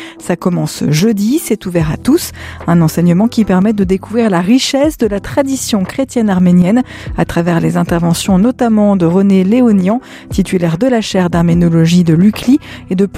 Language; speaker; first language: French; native; French